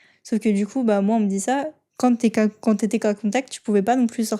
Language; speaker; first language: French; native; French